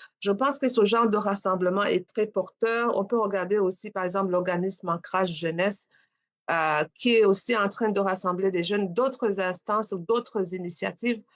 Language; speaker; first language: French; non-native, local second language; Rundi